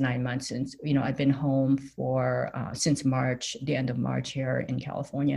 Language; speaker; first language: English; non-native, fluent; Korean